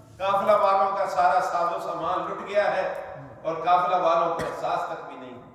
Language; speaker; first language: Urdu; non-native, local second language; Northern Hindko